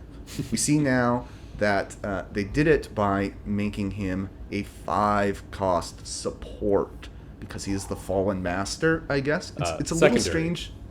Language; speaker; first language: English; native; English